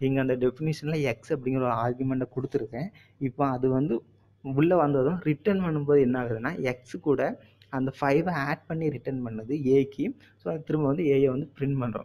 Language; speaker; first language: Tamil; native; Tamil